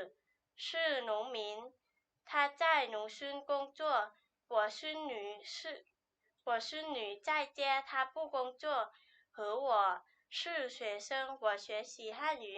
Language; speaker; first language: Chinese; non-native, learner; Lao